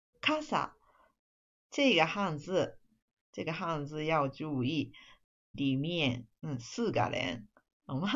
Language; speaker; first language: Chinese; non-native, fluent; Japanese